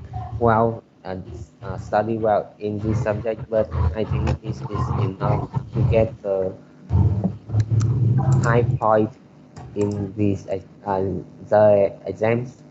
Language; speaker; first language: English; non-native, learner; Vietnamese